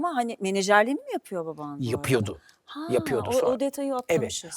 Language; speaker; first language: Turkish; native; Turkish